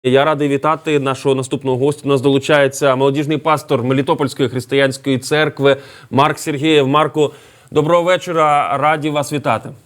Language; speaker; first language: Ukrainian; native; Ukrainian